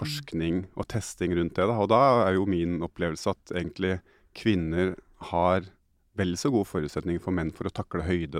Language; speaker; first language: Norwegian; native; Norwegian